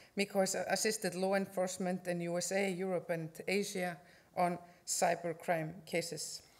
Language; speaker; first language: English; non-native, fluent; Icelandic